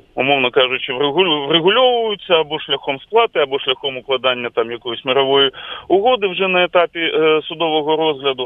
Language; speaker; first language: Ukrainian; native; Ukrainian